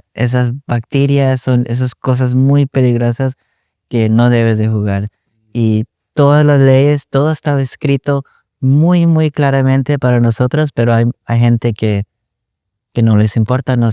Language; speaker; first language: Spanish; early bilingual, other home language; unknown